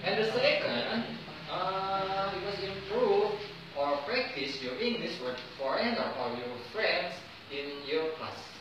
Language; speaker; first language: English; non-native, learner; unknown